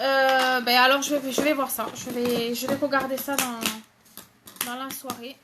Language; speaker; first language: French; native; French